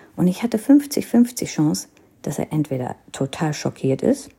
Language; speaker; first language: German; non-native, fluent; Hindi